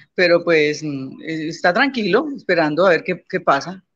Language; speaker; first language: Spanish; native; Spanish